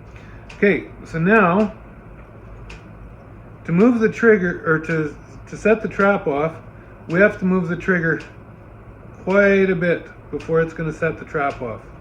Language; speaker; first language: English; native; English